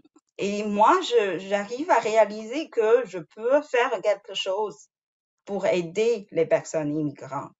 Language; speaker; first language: French; non-native, fluent; Chinese